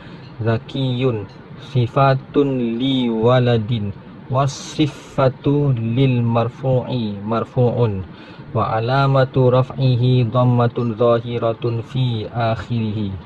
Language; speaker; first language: Arabic; non-native, learner; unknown